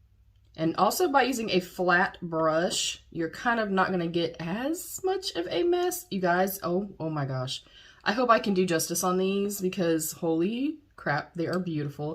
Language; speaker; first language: English; native; English